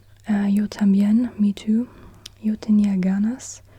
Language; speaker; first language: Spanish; non-native, learner; German